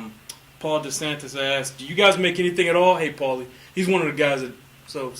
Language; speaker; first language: English; native; English